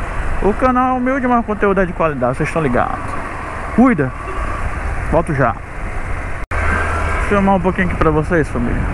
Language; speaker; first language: Portuguese; native; Portuguese